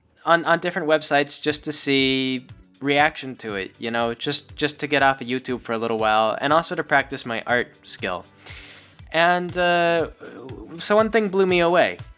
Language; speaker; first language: English; native; English